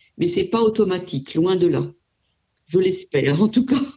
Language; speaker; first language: French; native; French